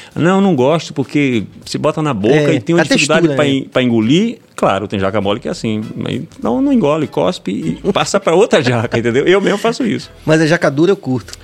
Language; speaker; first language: Portuguese; native; Portuguese